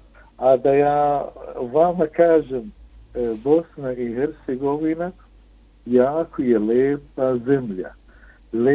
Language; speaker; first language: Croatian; non-native, fluent; Arabic